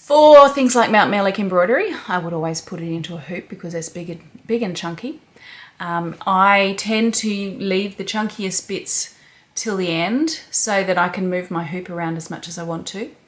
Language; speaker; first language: English; native; English